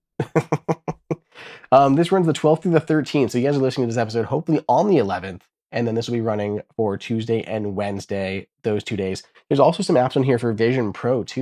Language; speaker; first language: English; native; English